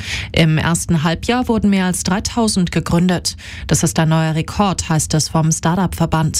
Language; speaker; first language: German; native; German